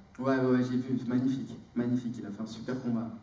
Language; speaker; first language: French; native; French